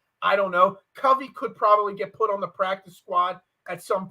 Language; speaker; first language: English; native; English